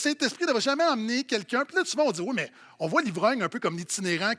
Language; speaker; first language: French; native; French